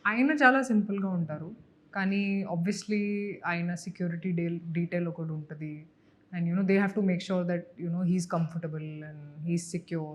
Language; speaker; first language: Telugu; non-native, local second language; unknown